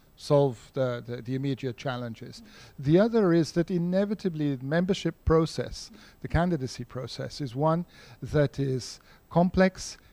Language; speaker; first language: English; non-native, fluent; Portuguese